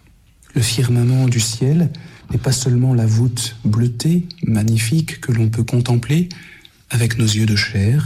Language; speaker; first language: French; native; French